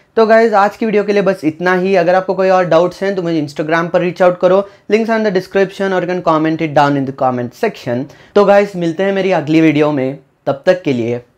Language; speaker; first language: Hindi; native; Hindi